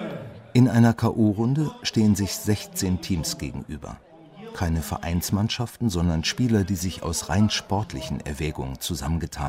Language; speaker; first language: German; native; German